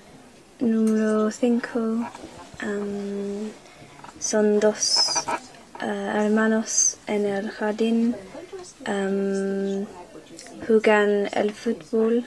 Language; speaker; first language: Spanish; non-native, learner; English